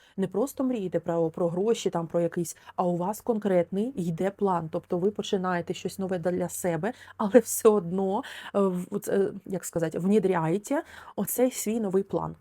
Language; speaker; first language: Ukrainian; non-native, local second language; Russian